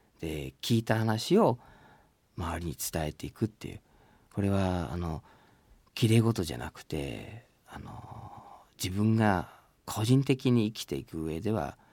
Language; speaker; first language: Japanese; non-native, fluent; English